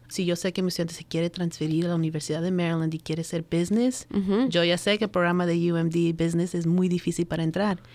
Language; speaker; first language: Spanish; early bilingual, heritage; Spanish